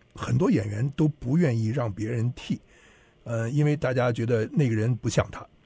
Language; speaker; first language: Chinese; native; Chinese